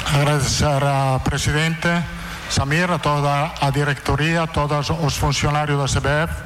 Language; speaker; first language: Portuguese; non-native, fluent; Italian